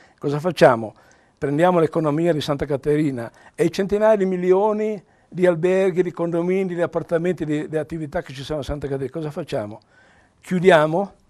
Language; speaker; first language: Italian; native; Italian